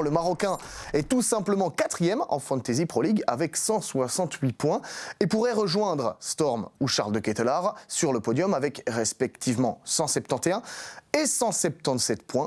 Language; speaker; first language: French; native; French